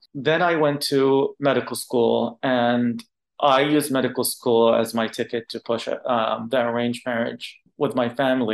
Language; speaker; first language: English; non-native, fluent; Arabic